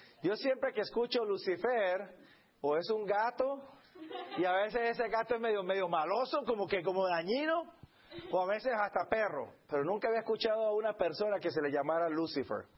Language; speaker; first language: Spanish; native; Spanish